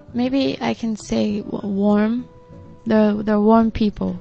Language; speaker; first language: English; non-native, fluent; Portuguese